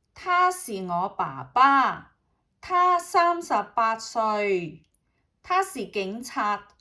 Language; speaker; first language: Chinese; non-native, learner; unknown